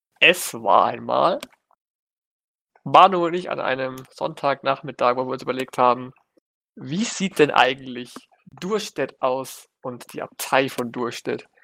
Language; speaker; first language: German; native; German